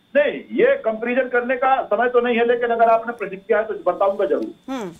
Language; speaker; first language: Hindi; native; Hindi